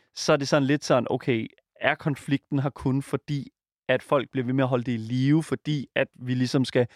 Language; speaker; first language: Danish; native; Danish